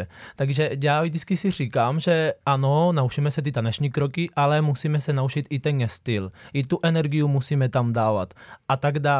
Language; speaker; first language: Czech; non-native, fluent; Spanish